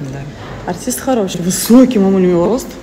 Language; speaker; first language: Russian; native; Russian